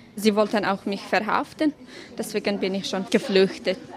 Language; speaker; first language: German; non-native, learner; Kurdish